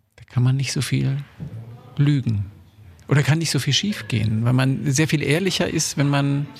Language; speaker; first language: German; native; German